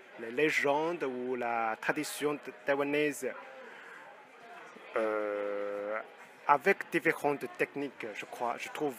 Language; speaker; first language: French; non-native, fluent; Chinese